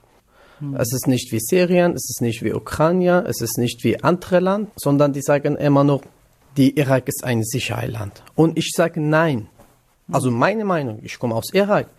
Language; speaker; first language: German; non-native, learner; Kurdish